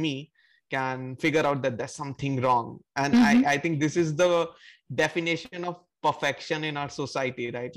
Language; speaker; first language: English; non-native, local second language; Hindi